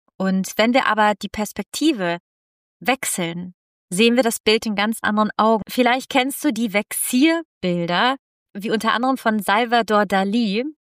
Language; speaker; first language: German; non-native, fluent; Italian